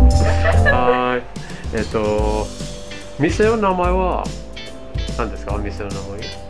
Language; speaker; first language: Japanese; non-native, fluent; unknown